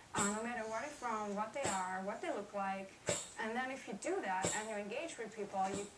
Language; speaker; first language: English; non-native, fluent; Dutch